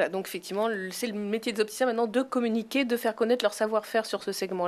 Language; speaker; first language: French; native; French